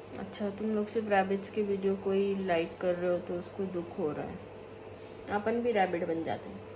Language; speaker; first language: Hindi; non-native, local second language; Malayalam